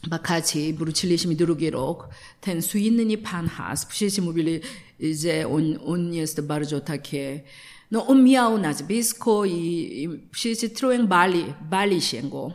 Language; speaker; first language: Polish; non-native, learner; Korean